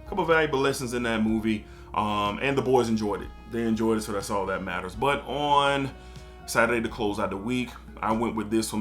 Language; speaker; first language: English; native; English